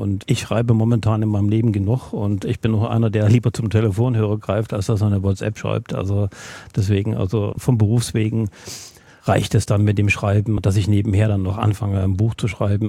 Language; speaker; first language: German; native; German